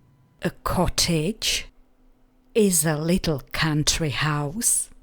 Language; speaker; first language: English; non-native, fluent; Czech